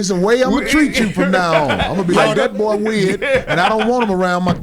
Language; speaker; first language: English; native; English